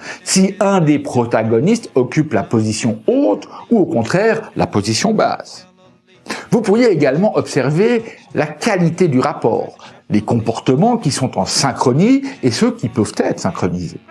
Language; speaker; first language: French; native; French